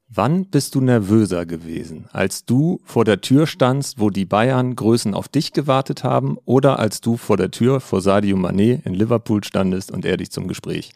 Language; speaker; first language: German; native; German